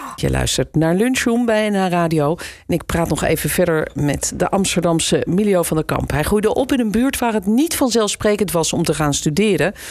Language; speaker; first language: Dutch; native; Dutch